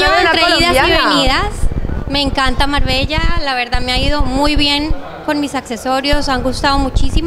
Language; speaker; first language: Spanish; native; Spanish